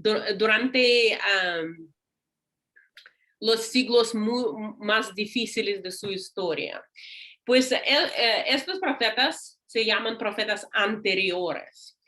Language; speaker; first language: Spanish; non-native, learner; English